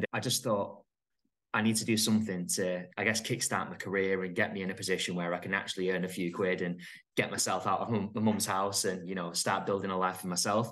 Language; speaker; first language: English; native; English